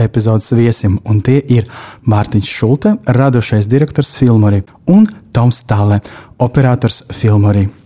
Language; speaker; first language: Latvian; non-native, local second language; Russian